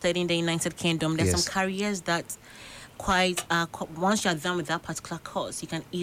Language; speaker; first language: English; non-native, local second language; Akan